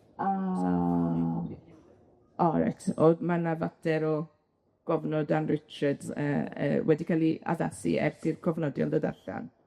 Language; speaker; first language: Welsh; native; Welsh